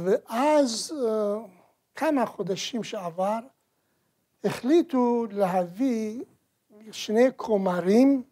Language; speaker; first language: Hebrew; non-native, fluent; Persian